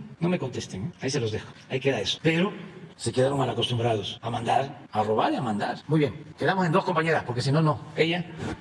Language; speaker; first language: Spanish; native; Spanish